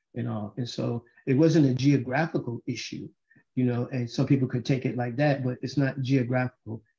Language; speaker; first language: English; native; English